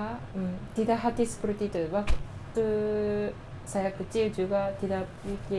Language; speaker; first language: Indonesian; non-native, learner; Japanese